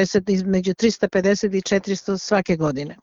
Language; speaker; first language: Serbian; early bilingual, other home language; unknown